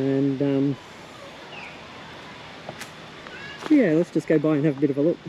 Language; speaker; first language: English; native; English